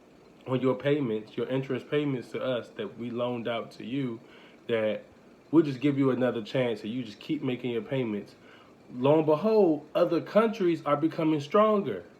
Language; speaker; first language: English; native; English